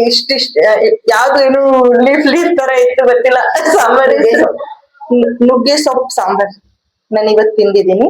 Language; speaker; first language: Kannada; non-native, learner; Hindi